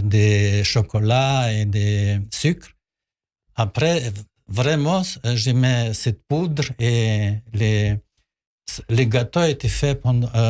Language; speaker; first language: French; non-native, learner; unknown